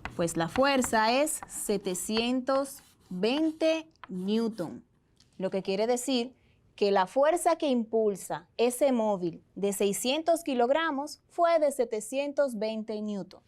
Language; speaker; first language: Spanish; native; Spanish